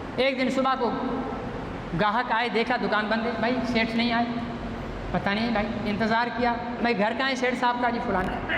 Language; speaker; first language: Urdu; non-native, local second language; Sindhi